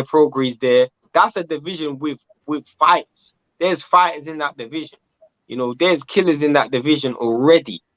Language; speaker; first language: English; native; English